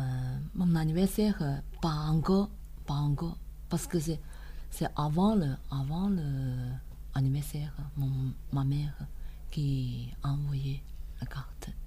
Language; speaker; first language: French; non-native, learner; Chinese